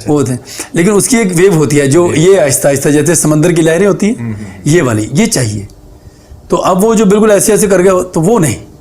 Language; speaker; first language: Urdu; native; Urdu